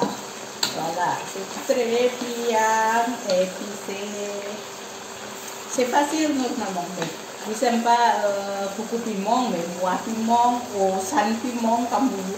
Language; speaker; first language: French; non-native, learner; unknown